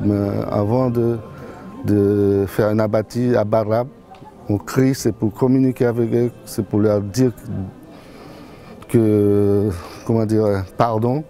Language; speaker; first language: French; non-native, local second language; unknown